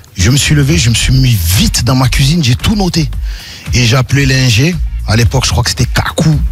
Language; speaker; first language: French; native; French